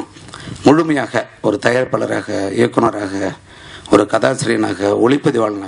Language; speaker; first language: Tamil; native; Tamil